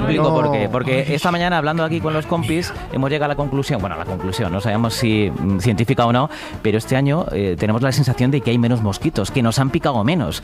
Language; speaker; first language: Spanish; native; Spanish